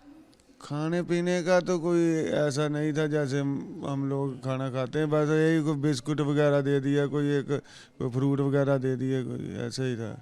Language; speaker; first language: Hindi; non-native, local second language; Punjabi